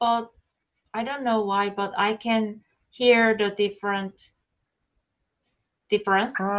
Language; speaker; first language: English; non-native, learner; Korean